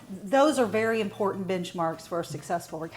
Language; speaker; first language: English; native; English